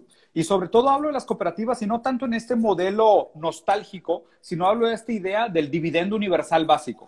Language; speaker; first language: Spanish; native; Spanish